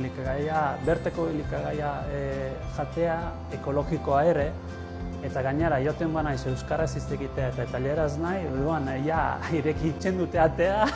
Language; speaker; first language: Basque; non-native, learner; Italian